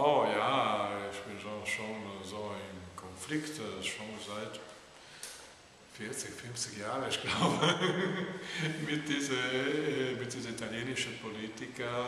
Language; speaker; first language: German; non-native, learner; Italian